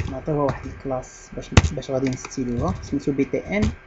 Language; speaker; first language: Arabic; native; Arabic